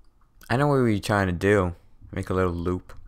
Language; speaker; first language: English; native; English